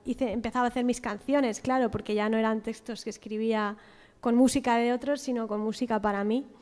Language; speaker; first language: Spanish; native; Spanish